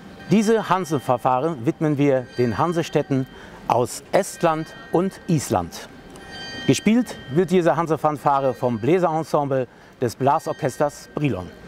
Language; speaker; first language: German; native; German